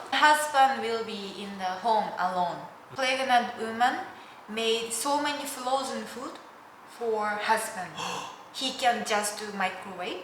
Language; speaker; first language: English; non-native, learner; Japanese